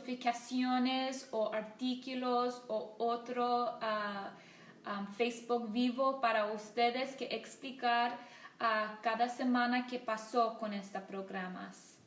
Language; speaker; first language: Spanish; non-native, learner; English